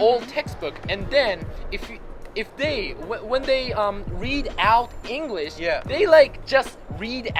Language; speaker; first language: English; non-native, fluent; Japanese